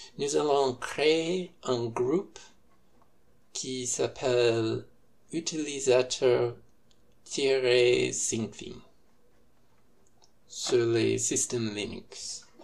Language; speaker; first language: French; non-native, fluent; English